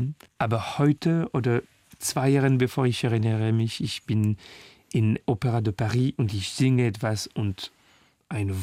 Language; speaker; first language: German; non-native, fluent; French